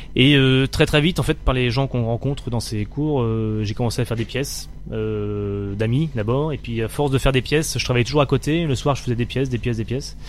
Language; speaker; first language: French; native; French